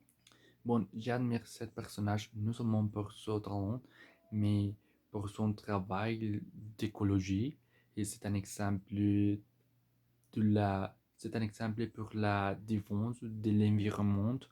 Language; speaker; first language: French; non-native, learner; Spanish